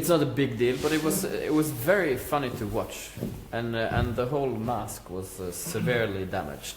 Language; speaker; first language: English; non-native, fluent; Norwegian